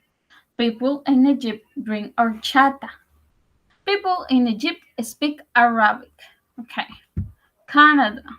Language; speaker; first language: English; non-native, learner; Spanish